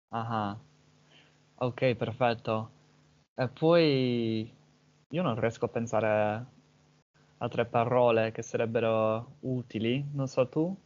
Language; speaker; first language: Italian; non-native, learner; English